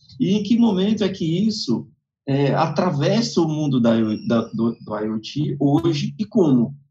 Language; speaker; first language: Portuguese; native; Portuguese